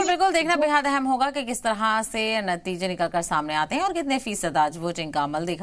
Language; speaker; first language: Hindi; native; Hindi